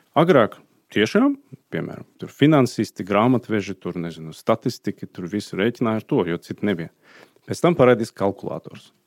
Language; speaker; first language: Latvian; non-native, fluent; Azerbaijani